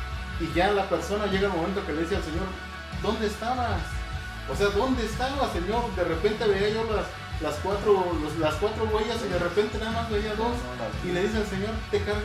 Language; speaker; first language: Spanish; native; Spanish